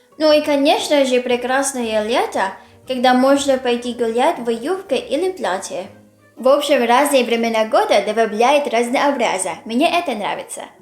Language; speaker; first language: Russian; non-native, fluent; Filipino